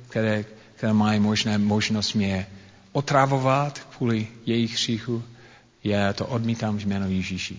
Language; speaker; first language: Czech; non-native, fluent; English